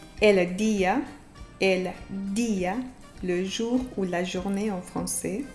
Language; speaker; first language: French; non-native, fluent; Spanish